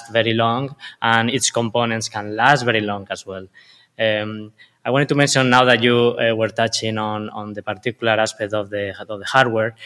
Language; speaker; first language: English; non-native, fluent; Spanish